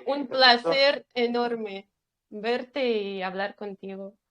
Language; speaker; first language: Spanish; non-native, fluent; Russian